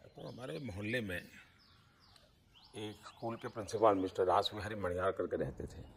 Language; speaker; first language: Hindi; non-native, local second language; Gujarati